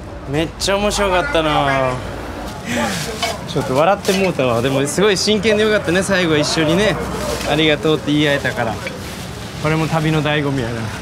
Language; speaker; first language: Japanese; native; Japanese